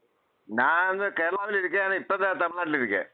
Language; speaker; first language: Tamil; non-native, learner; Malayalam